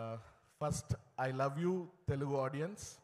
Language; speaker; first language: Telugu; non-native, learner; Tamil